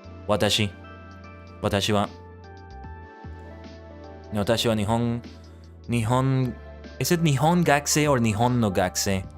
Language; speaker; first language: Japanese; non-native, learner; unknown